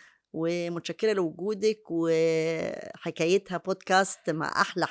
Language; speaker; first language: Arabic; native; Arabic